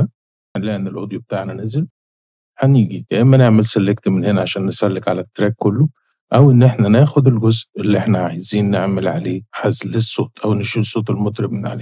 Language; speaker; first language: Arabic; native; Arabic